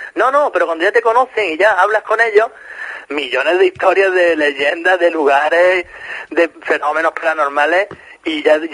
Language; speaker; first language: Spanish; native; Spanish